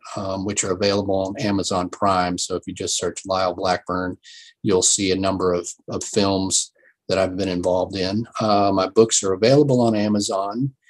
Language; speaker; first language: English; native; English